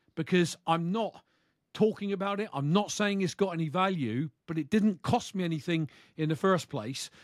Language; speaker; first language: English; native; English